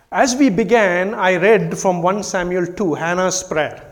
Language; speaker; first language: English; non-native, local second language; Tamil